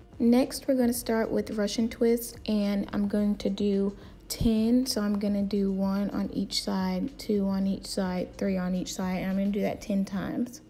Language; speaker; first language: English; native; English